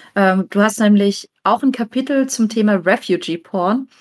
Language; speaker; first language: German; native; German